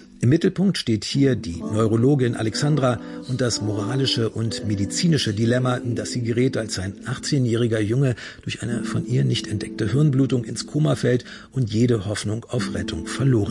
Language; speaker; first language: German; native; German